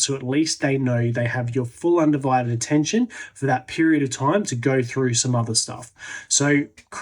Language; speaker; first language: English; native; English